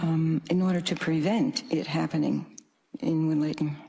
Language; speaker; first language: English; native; English